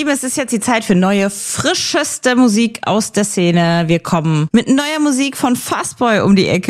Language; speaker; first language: German; native; German